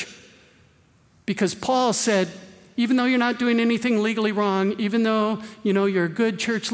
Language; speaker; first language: English; native; English